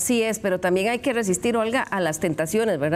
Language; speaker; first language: Spanish; native; Spanish